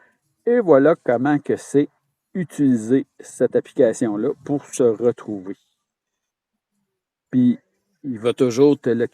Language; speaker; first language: French; native; French